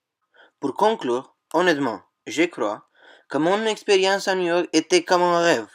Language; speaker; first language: French; non-native, fluent; Romanian